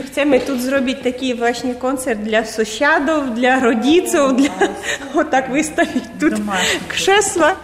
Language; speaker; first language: Polish; non-native, learner; Ukrainian